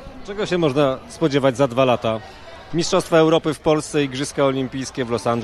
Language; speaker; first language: Polish; native; Polish